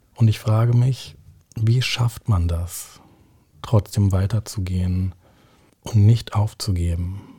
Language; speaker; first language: German; native; German